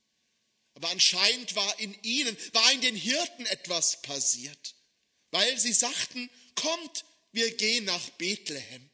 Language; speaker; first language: German; native; German